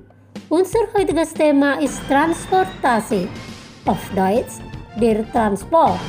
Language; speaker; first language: German; non-native, fluent; Indonesian